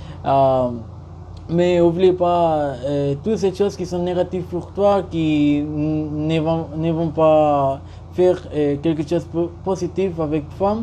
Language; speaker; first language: French; non-native, learner; Spanish